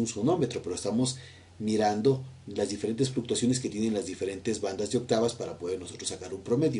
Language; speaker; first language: Spanish; native; Spanish